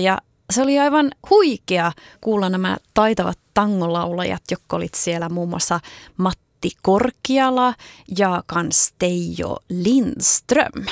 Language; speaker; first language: Finnish; native; Finnish